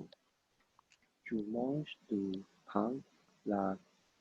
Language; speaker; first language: French; non-native, learner; Cantonese